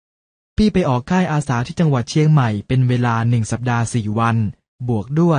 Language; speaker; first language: Thai; native; Thai